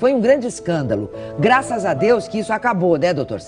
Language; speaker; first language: Portuguese; native; Portuguese